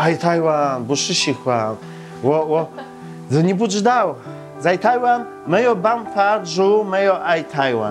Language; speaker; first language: Chinese; non-native, learner; Polish